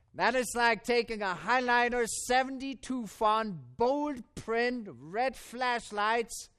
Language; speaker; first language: English; non-native, fluent; German